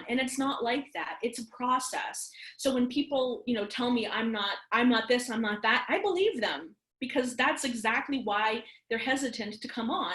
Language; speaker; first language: English; native; English